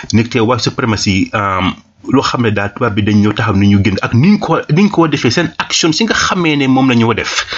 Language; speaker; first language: Wolof; non-native, local second language; Serer